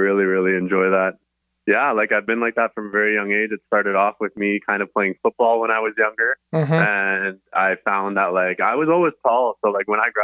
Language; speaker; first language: English; native; English